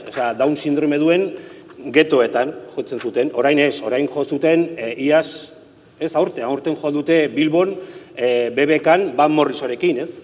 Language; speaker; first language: Basque; non-native, local second language; Spanish